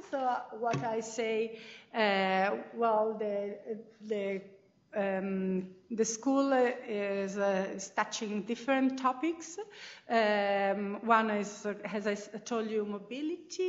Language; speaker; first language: English; non-native, fluent; Italian